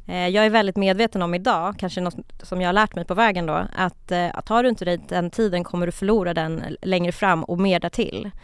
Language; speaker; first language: Swedish; early bilingual, other home language; Kurdish